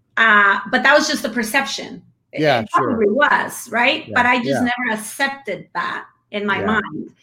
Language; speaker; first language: English; non-native, fluent; Spanish